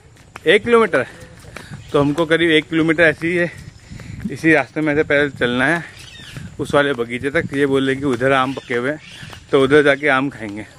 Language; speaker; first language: Hindi; native; Hindi